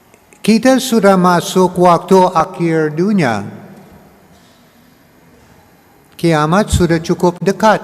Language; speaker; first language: Indonesian; non-native, learner; English